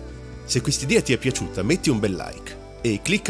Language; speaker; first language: Italian; native; Italian